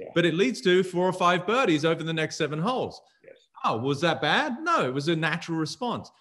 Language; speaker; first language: English; native; English